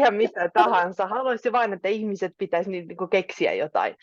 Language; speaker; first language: Finnish; non-native, local second language; Swedish